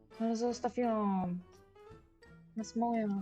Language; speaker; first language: Polish; native; Polish